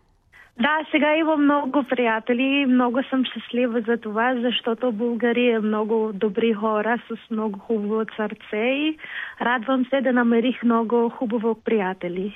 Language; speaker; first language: Bulgarian; non-native, learner; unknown